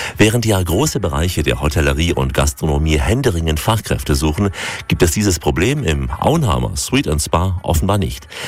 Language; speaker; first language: German; native; German